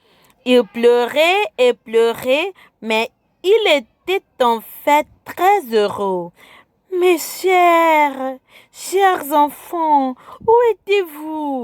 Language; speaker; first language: French; non-native, fluent; English